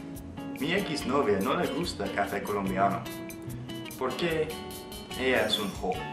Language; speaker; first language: Spanish; non-native, learner; English